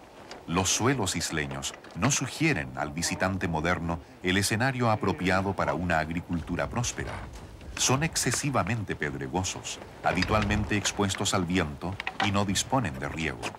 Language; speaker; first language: Spanish; native; Spanish